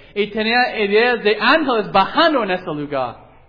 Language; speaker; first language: Spanish; non-native, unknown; English